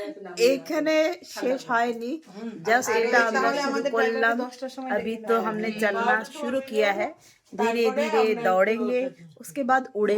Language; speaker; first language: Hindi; non-native, local second language; Bangla